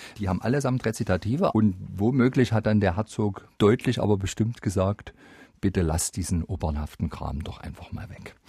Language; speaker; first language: German; native; German